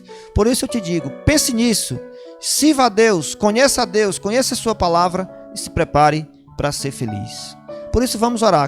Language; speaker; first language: Portuguese; native; Portuguese